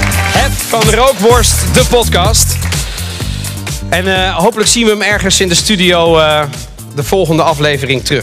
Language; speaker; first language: Dutch; native; Dutch